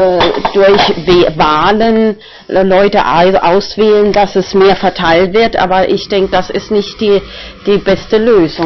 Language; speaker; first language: German; non-native, local second language; Spanish